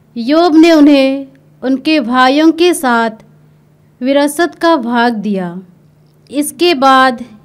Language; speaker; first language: Hindi; native; Hindi